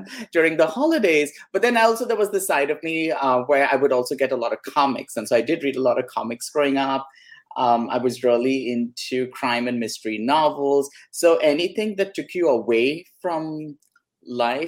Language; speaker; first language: English; non-native, local second language; Hindi